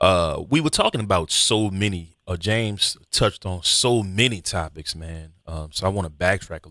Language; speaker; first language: English; native; English